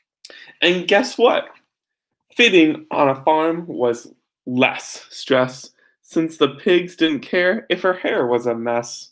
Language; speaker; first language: English; native; English